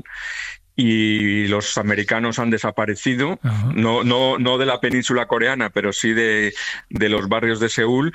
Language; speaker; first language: Spanish; native; Spanish